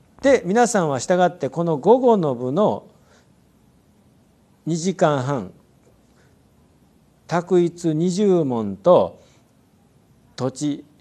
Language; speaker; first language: Japanese; native; Japanese